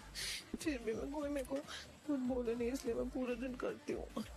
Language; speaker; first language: Hindi; native; Hindi